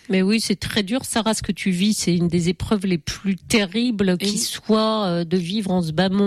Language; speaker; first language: French; native; French